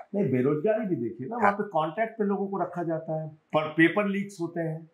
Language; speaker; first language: Hindi; native; Hindi